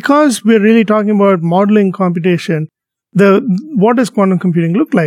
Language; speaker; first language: English; non-native, local second language; Tamil